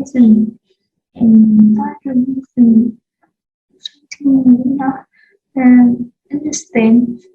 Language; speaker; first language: English; non-native, learner; Vietnamese